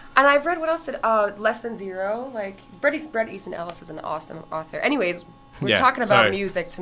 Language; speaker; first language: English; native; English